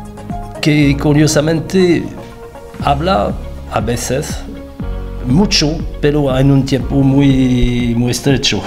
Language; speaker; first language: Spanish; non-native, fluent; French